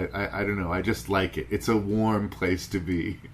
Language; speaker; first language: English; native; English